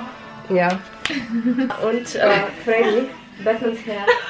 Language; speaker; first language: German; non-native, fluent; Russian